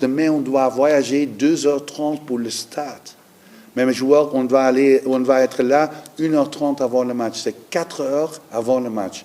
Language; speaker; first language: French; non-native, learner; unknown